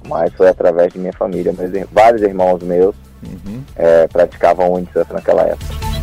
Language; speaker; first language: Portuguese; native; Portuguese